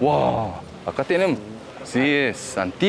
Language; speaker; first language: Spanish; non-native, learner; Korean